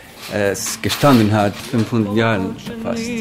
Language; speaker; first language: German; non-native, fluent; Croatian